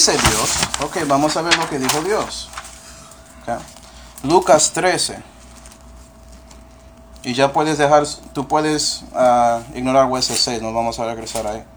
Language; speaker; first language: Spanish; early bilingual, heritage; Spanish